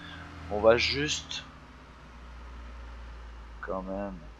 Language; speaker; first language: French; native; French